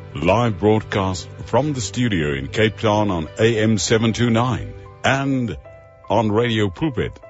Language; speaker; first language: English; non-native, local second language; Afrikaans